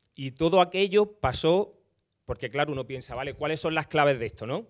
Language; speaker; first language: Spanish; native; Spanish